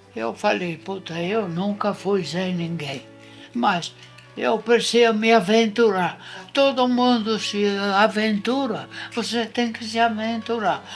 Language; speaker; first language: Portuguese; non-native, fluent; Italian